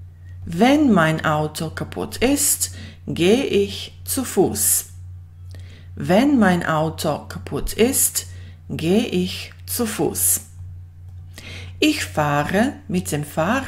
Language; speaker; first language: German; non-native, fluent; Bosnian